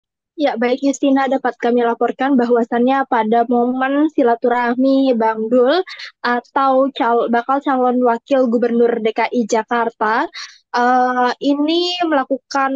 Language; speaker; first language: Indonesian; native; Indonesian